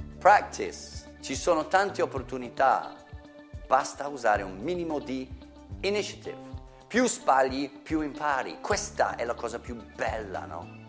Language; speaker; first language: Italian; non-native, fluent; English